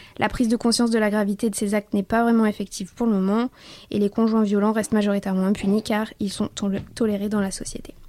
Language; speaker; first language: French; native; French